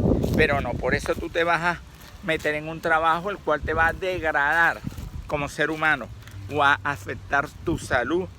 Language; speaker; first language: Spanish; native; Spanish